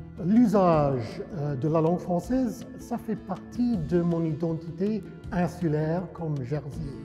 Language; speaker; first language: French; non-native, fluent; English